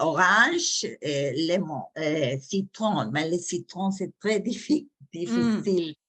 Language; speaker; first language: French; non-native, learner; English